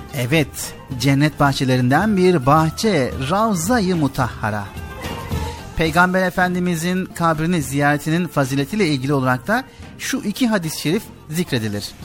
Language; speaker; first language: Turkish; native; Turkish